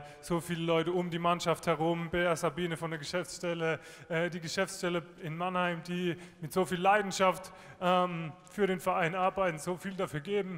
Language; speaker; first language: German; native; German